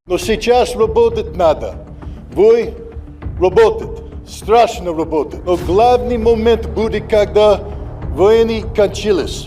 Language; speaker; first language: Russian; non-native, learner; English